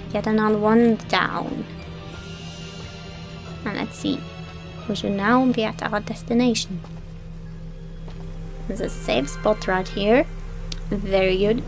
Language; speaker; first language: English; non-native, fluent; Norwegian